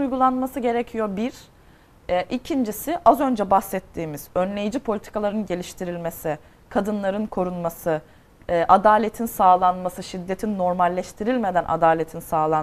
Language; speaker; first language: Turkish; native; Turkish